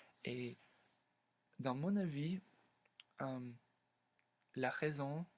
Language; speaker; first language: French; non-native, learner; English